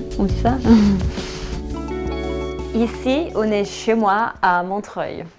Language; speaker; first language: French; non-native, fluent; Danish